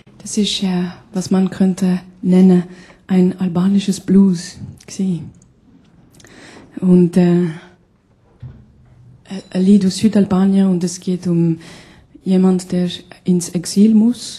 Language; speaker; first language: German; non-native, fluent; Albanian